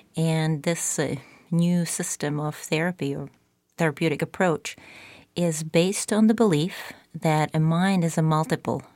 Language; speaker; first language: English; non-native, fluent; Czech